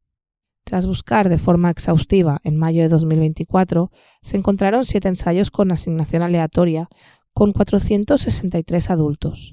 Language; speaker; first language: Spanish; native; Spanish